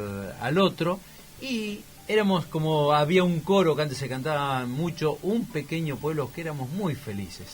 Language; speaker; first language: Spanish; native; Spanish